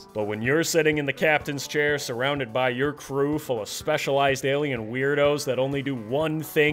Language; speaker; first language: English; native; English